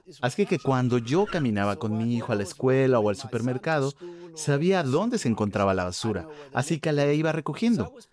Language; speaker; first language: Spanish; non-native, fluent; Swedish